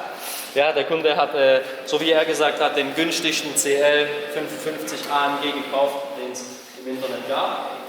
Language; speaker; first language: German; native; German